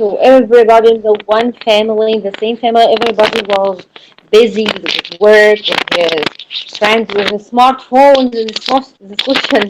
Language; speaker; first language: English; non-native, learner; Arabic